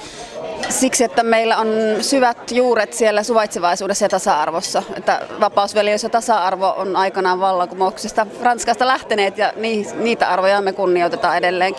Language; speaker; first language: Finnish; native; Finnish